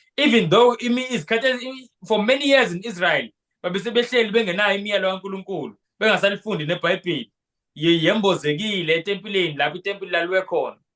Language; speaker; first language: Zulu; non-native, local second language; Xhosa